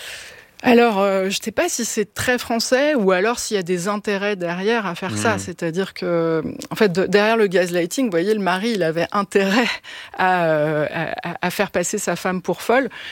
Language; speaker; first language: French; native; French